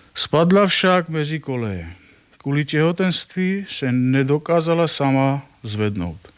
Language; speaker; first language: Czech; non-native, fluent; Armenian